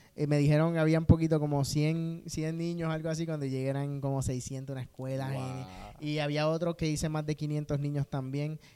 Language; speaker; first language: Spanish; native; Spanish